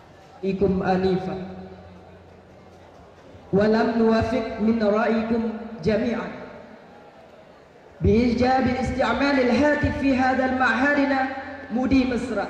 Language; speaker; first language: Arabic; non-native, learner; Achinese